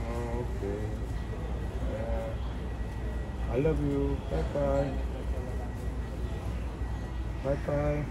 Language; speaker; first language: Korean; non-native, learner; Vietnamese